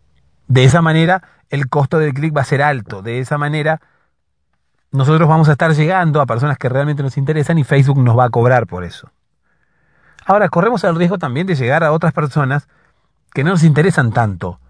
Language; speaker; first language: Spanish; native; Spanish